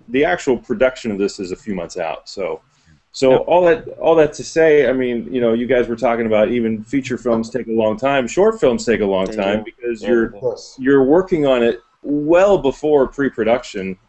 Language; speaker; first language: English; native; English